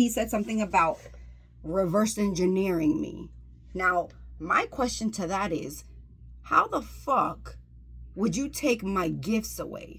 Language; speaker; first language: English; native; English